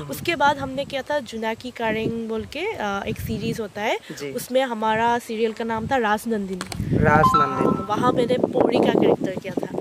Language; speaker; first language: Hindi; non-native, local second language; Assamese